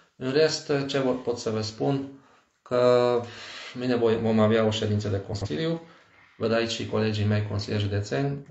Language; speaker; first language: Romanian; non-native, local second language; Hungarian